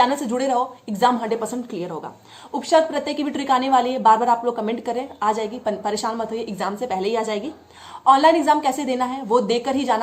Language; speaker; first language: Hindi; native; Hindi